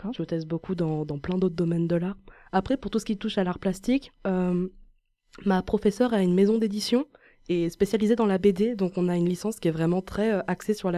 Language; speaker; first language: French; native; French